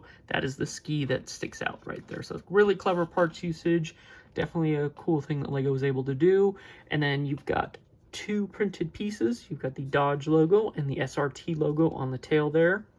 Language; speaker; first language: English; native; English